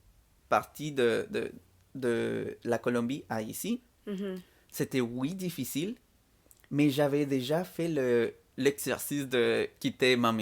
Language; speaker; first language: French; non-native, fluent; Spanish